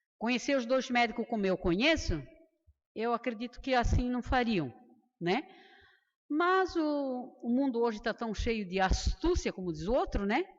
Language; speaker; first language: Portuguese; native; Portuguese